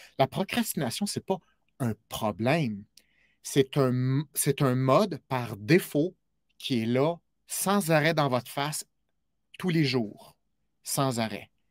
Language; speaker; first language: French; native; French